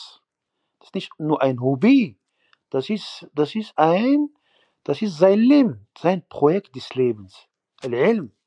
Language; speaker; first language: German; non-native, fluent; Arabic